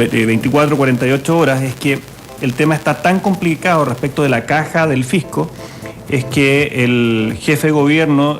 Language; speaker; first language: Spanish; native; Spanish